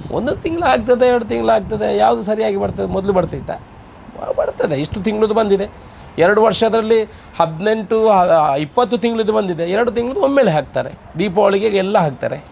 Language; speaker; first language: Kannada; non-native, local second language; Tulu